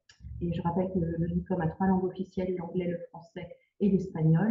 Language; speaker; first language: French; native; French